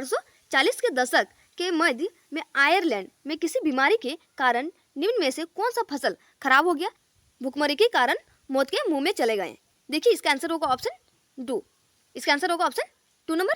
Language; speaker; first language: Hindi; native; Hindi